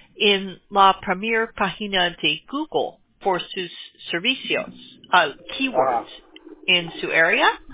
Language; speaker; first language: Spanish; non-native, learner; English